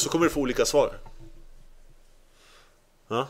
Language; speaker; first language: Swedish; early bilingual, other home language; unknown